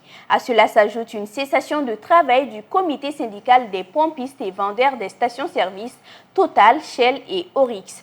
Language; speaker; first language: French; non-native, local second language; Bambara